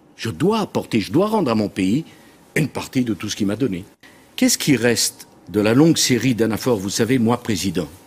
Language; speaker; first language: French; native; French